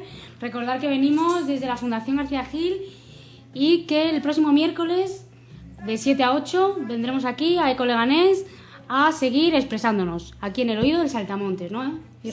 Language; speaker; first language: Spanish; native; Spanish